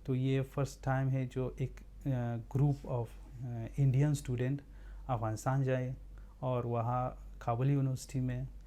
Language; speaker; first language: Hindi; non-native, fluent; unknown